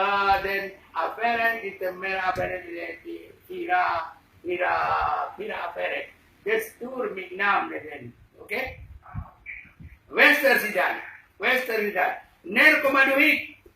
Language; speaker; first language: Swedish; non-native, learner; Achinese